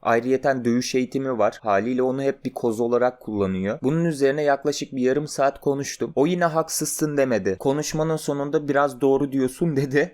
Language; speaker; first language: Turkish; native; Turkish